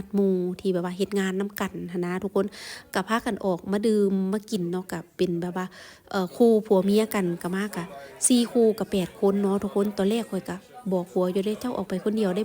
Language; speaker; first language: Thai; non-native, local second language; Northeastern Thai